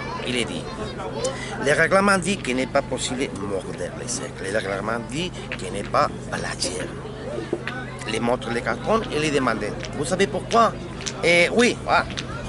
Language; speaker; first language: French; non-native, learner; Spanish